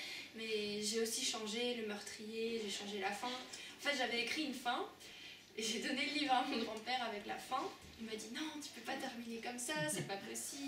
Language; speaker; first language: French; native; French